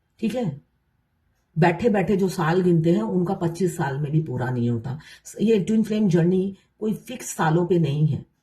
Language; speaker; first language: Hindi; non-native, local second language; Bangla